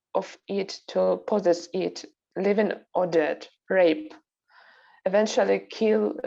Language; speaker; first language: English; non-native, fluent; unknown